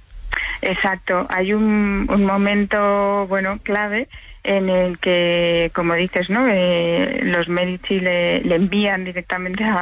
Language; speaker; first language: Spanish; native; Spanish